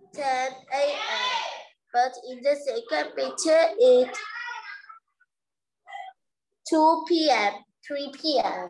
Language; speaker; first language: English; non-native, learner; Vietnamese